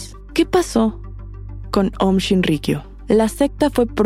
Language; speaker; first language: Spanish; native; Spanish